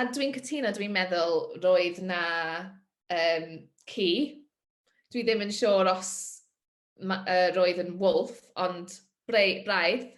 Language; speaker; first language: Welsh; non-native, learner; English